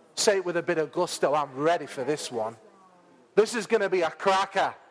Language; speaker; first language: English; native; English